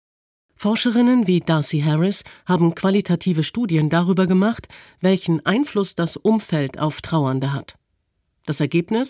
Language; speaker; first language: German; native; German